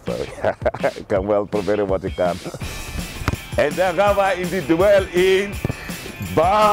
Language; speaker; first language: Dutch; non-native, fluent; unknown